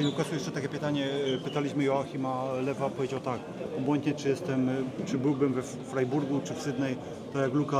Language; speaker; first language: Polish; native; Polish